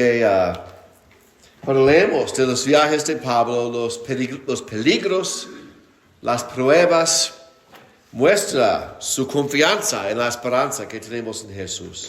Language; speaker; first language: Spanish; non-native, fluent; English